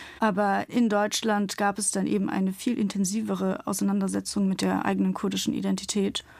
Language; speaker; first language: German; early bilingual, other home language; Turkish